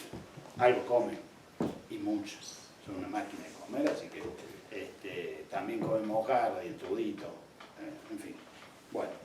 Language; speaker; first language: Spanish; native; Spanish